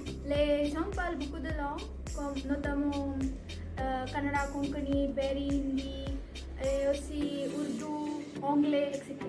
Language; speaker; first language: French; non-native, fluent; Konkani